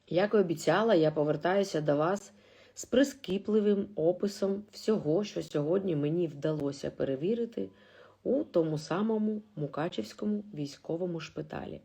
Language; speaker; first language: Ukrainian; native; Ukrainian